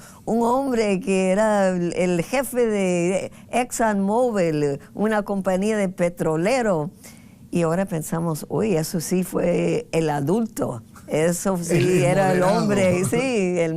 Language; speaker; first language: Spanish; non-native, fluent; English